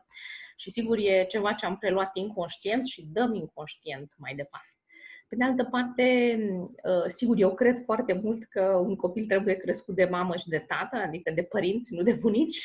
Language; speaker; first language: Romanian; native; Romanian